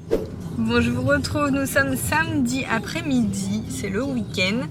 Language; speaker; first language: French; native; French